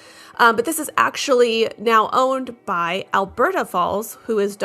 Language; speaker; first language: English; native; English